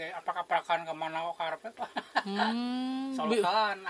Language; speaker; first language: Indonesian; non-native, local second language; Sundanese